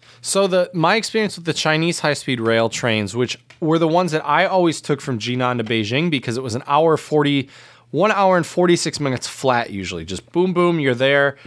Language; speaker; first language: English; native; English